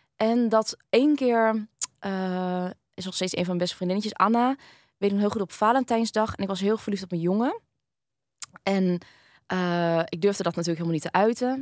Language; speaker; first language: Dutch; early bilingual, other home language; Vietnamese